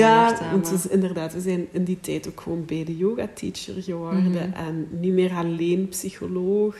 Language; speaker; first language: Dutch; native; Dutch